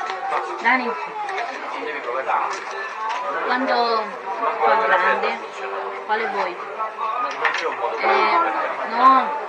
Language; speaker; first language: Italian; non-native, learner; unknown